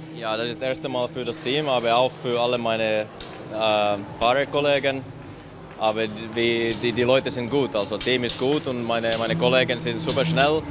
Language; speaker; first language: German; non-native, fluent; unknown